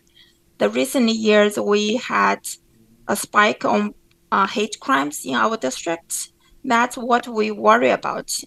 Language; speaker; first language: English; non-native, fluent; Chinese